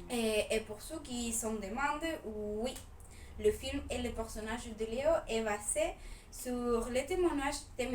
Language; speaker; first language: French; non-native, fluent; Spanish